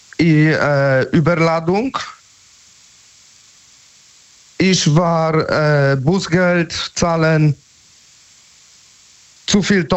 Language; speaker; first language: German; non-native, learner; Polish